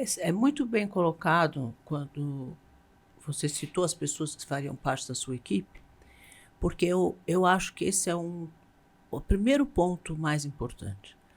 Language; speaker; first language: Portuguese; native; Portuguese